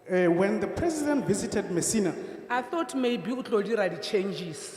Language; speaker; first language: English; non-native, local second language; Northern Sotho